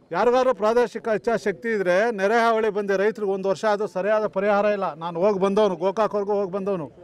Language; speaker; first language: Kannada; native; Kannada